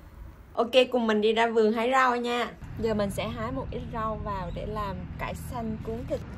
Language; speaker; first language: Vietnamese; native; Vietnamese